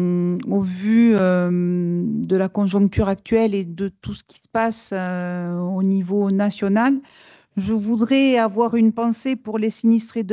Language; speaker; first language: French; native; French